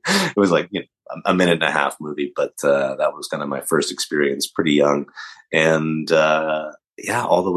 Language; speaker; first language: English; native; English